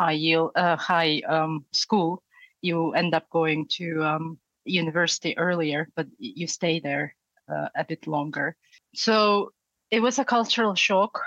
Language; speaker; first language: English; non-native, fluent; Russian